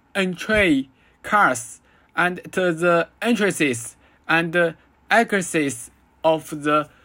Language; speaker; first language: English; non-native, fluent; Chinese